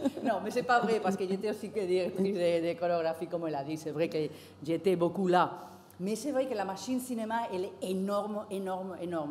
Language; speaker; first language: French; non-native, fluent; Spanish